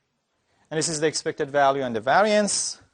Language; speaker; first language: English; non-native, fluent; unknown